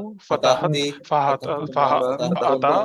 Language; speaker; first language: Arabic; non-native, learner; Urdu